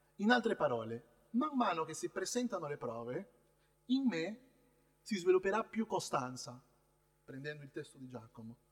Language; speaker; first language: Italian; non-native, fluent; Spanish